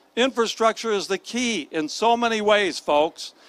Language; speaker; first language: English; native; English